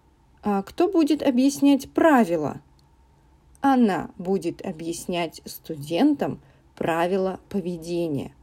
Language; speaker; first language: Russian; non-native, learner; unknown